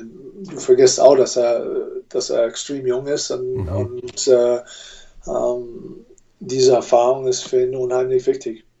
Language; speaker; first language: German; non-native, fluent; English